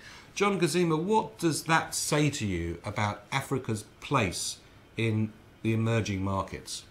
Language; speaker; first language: English; native; English